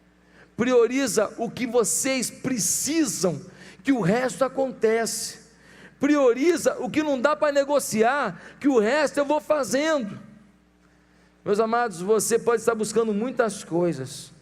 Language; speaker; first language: Portuguese; native; Portuguese